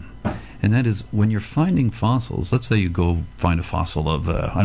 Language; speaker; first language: English; native; English